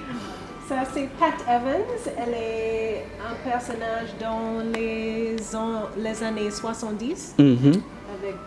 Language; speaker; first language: French; non-native, learner; English